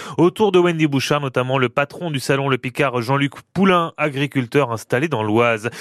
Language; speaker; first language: French; native; French